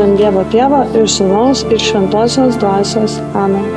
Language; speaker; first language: Lithuanian; native; Lithuanian